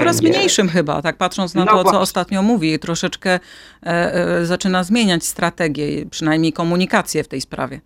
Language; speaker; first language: Polish; native; Polish